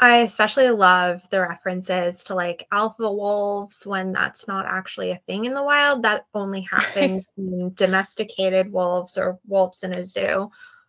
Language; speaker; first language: English; native; English